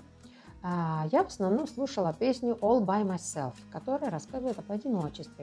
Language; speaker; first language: Russian; non-native, local second language; Georgian